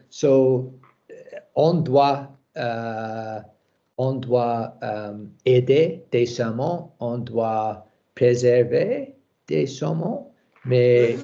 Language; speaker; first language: French; non-native, learner; English